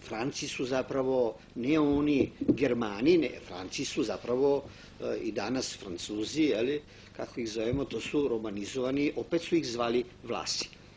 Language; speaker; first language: Bosnian; non-native, local second language; Romanian